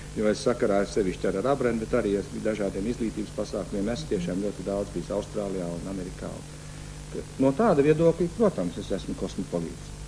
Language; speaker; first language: Latvian; early bilingual, heritage; Latvian